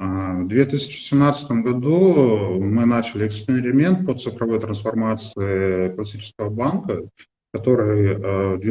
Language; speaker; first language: Russian; native; Russian